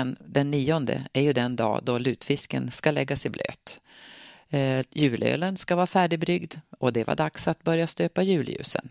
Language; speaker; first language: Swedish; native; Swedish